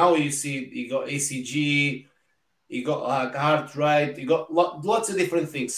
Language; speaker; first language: English; non-native, fluent; Portuguese